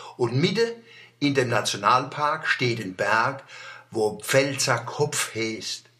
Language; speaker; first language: German; native; German